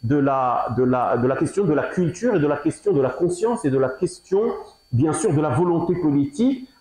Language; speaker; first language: French; non-native, local second language; Arabic